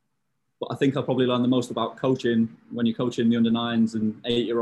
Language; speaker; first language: English; native; English